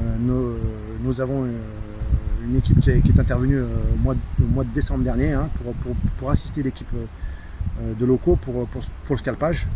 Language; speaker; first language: French; non-native, local second language; Arabic